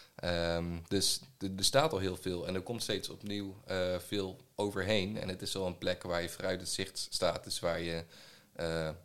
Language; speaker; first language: Dutch; native; Dutch